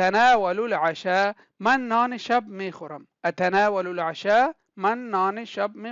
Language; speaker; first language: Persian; non-native, local second language; Pashto